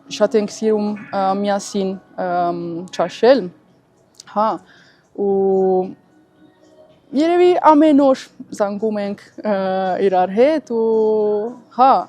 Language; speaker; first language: Armenian; non-native, learner; Italian